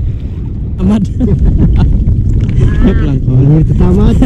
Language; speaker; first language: Filipino; non-native, local second language; Masbatenyo